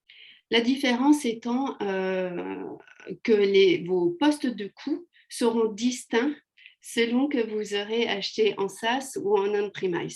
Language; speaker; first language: French; native; French